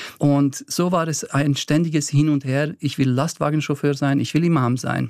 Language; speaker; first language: German; early bilingual, other home language; Bosnian